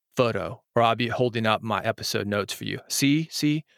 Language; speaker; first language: English; native; English